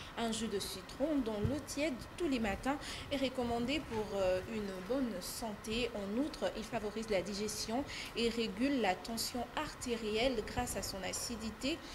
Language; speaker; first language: French; native; French